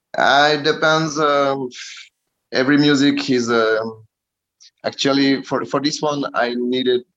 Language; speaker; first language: English; non-native, learner; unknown